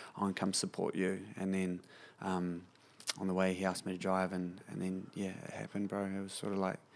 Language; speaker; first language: English; native; English